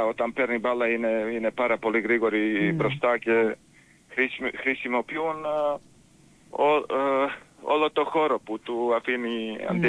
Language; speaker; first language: Greek; non-native, fluent; Serbian